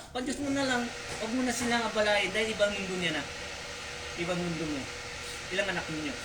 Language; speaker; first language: Filipino; non-native, local second language; Cebuano